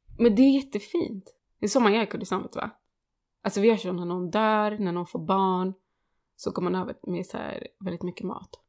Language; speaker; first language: Swedish; early bilingual, other home language; Kurdish